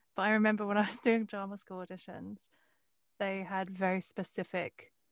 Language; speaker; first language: English; native; English